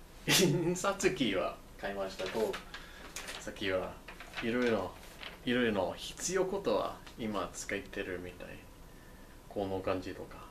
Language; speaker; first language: Japanese; non-native, learner; English